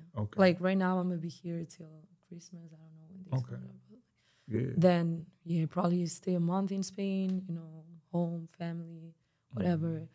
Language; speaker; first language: English; non-native, fluent; Spanish